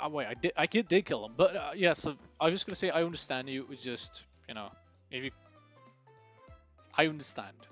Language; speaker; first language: English; non-native, fluent; Swedish